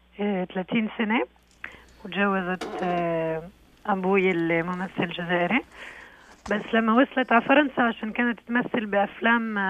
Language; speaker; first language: Arabic; early bilingual, heritage; Arabic